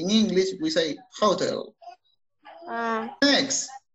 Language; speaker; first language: English; non-native, fluent; Spanish